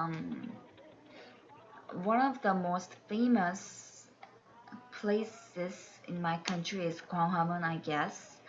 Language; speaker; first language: English; non-native, learner; Korean